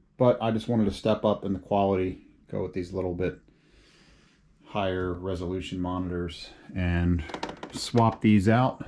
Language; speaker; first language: English; native; English